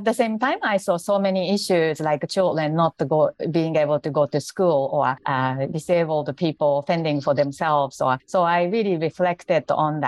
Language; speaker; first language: English; non-native, fluent; Japanese